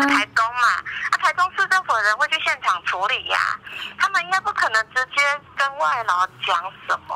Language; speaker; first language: Chinese; native; Chinese